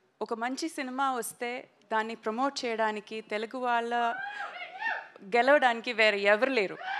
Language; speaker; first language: Telugu; non-native, learner; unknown